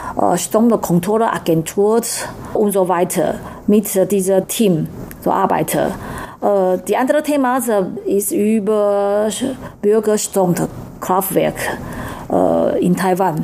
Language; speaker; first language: German; non-native, learner; Chinese